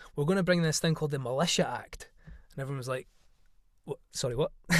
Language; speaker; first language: English; native; English